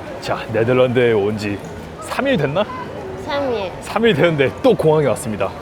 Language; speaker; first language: Korean; native; Korean